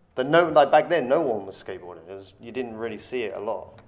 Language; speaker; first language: English; native; English